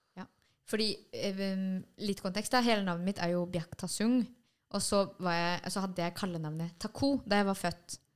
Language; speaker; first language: Norwegian; early bilingual, other home language; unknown